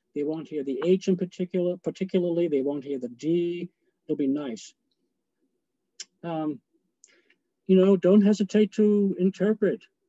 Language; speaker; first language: English; native; English